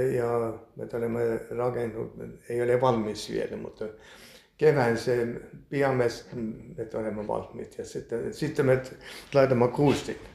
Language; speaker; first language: Finnish; early bilingual, heritage; Finnish